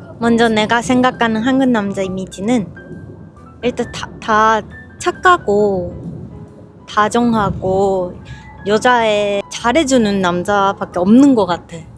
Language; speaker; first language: Korean; non-native, fluent; Japanese